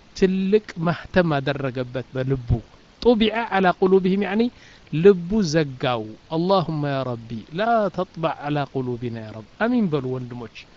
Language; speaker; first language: Amharic; native; Amharic